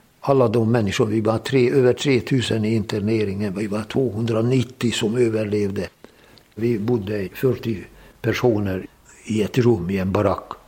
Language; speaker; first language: Swedish; non-native, fluent; Hungarian